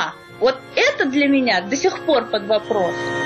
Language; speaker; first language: Russian; native; Russian